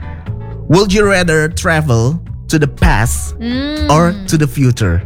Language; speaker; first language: English; non-native, fluent; Indonesian